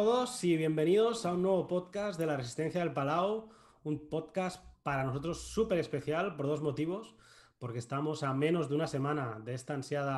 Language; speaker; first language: Spanish; native; Spanish